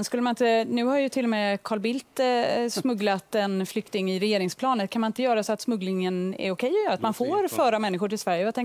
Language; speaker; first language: Swedish; native; Swedish